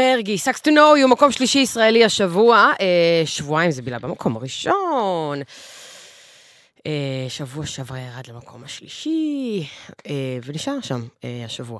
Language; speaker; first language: Hebrew; native; Hebrew